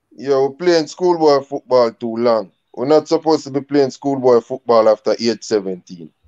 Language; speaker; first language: English; native; English